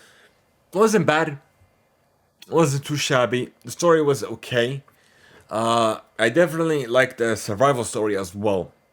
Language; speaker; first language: English; early bilingual, heritage; Arabic